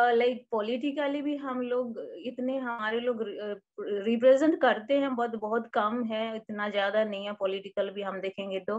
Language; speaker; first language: Hindi; non-native, local second language; Odia